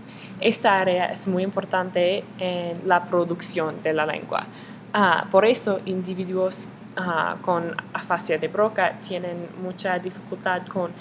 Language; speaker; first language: Spanish; non-native, learner; English